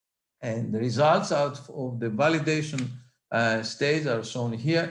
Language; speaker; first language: English; non-native, fluent; Greek